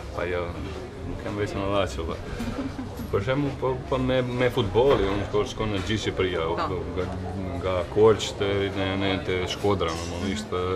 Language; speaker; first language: Albanian; non-native, learner; Croatian